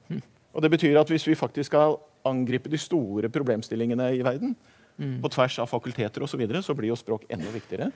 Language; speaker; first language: Norwegian; native; Norwegian